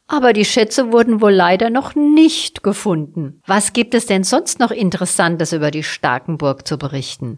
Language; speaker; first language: German; native; German